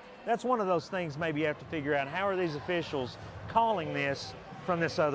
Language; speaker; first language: English; native; English